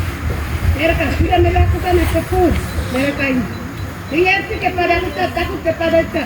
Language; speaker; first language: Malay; non-native, local second language; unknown